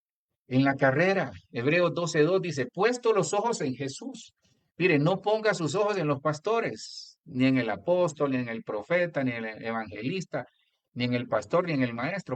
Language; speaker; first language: Spanish; native; Spanish